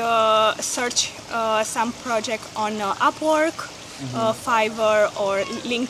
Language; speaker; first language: English; non-native, fluent; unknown